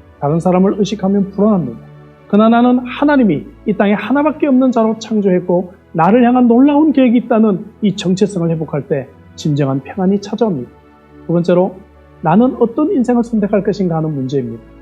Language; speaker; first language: Korean; native; Korean